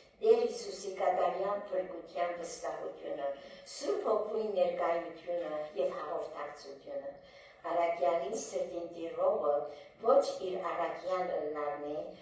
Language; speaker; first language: Armenian; early bilingual, heritage; Armenian